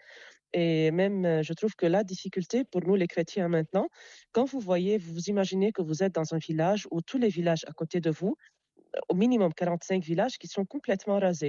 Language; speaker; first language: French; non-native, local second language; Arabic